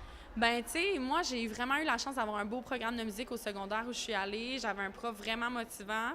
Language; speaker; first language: French; native; French